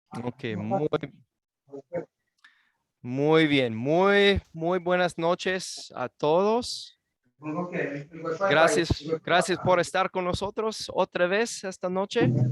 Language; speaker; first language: Spanish; non-native, fluent; English